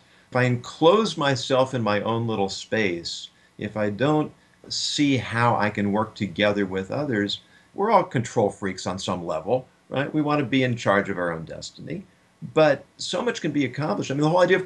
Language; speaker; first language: English; native; English